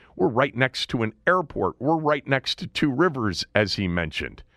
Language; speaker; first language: English; native; English